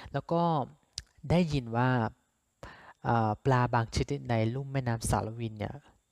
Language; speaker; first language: Thai; non-native, local second language; S'gaw Karen